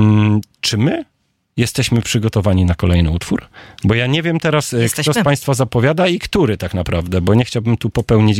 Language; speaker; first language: Polish; native; Polish